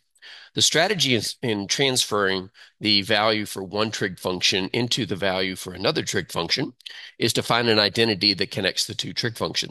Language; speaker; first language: English; native; English